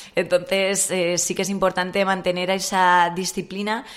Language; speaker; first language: Spanish; native; Spanish